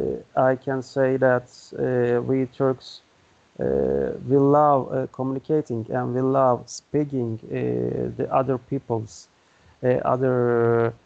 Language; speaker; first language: English; non-native, learner; Turkish